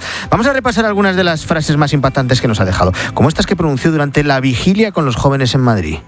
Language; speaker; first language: Spanish; native; Spanish